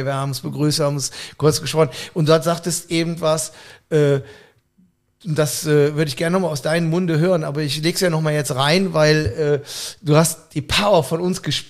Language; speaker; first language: German; native; German